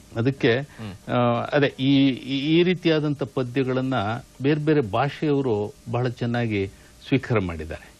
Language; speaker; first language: Kannada; native; Kannada